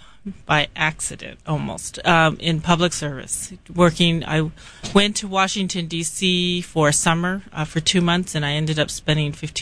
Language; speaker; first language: English; native; English